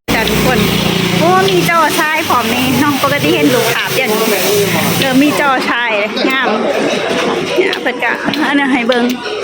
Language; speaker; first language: Thai; native; Thai